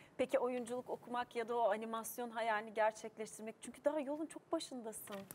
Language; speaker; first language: Turkish; native; Turkish